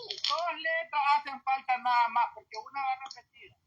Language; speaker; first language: Spanish; native; Spanish